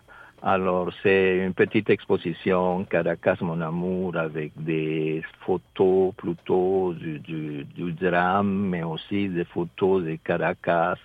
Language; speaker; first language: French; non-native, fluent; Spanish